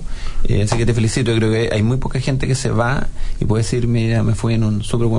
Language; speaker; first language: Spanish; native; Spanish